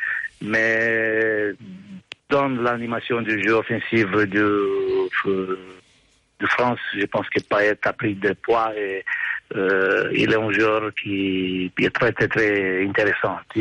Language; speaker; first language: French; non-native, fluent; Romanian